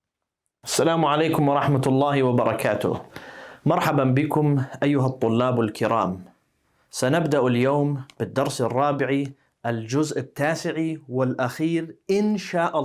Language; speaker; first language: Arabic; non-native, fluent; English